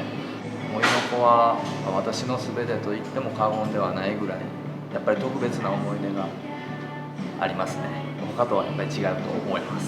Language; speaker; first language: Japanese; native; Japanese